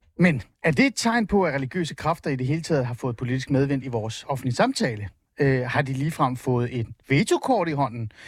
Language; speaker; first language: Danish; early bilingual, other home language; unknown